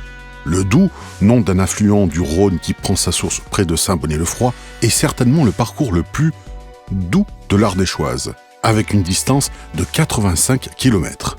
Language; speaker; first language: French; native; French